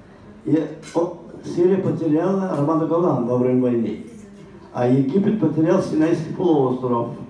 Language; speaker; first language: Russian; non-native, local second language; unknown